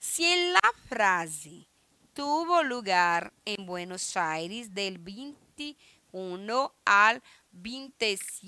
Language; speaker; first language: Spanish; non-native, learner; Portuguese